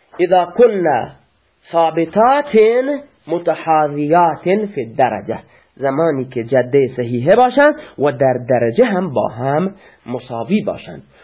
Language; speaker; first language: Persian; non-native, local second language; Baluchi